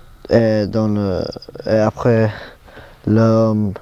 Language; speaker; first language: French; non-native, learner; English